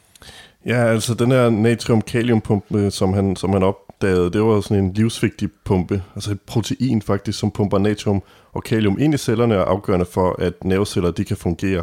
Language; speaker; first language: Danish; native; Danish